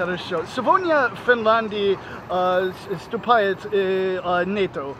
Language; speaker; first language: Russian; non-native, learner; English